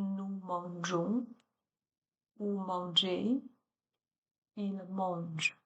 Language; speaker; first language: French; non-native, learner; Chinese